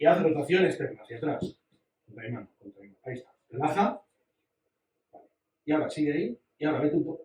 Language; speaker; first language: Spanish; native; Spanish